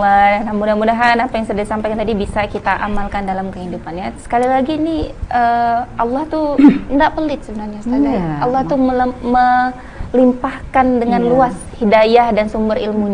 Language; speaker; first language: Indonesian; native; Indonesian